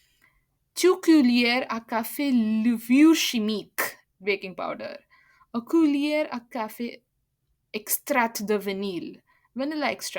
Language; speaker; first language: French; non-native, learner; English